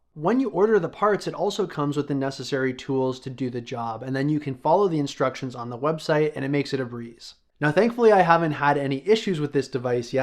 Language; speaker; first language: English; native; English